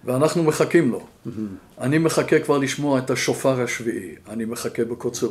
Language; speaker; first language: Hebrew; non-native, fluent; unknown